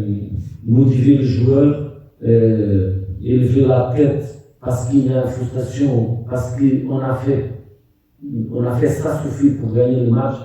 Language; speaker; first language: French; non-native, fluent; Portuguese